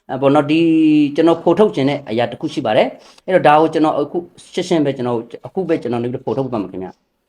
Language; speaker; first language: Burmese; non-native, local second language; Rohingya